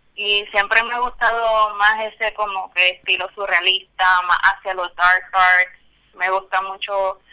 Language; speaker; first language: Spanish; native; Spanish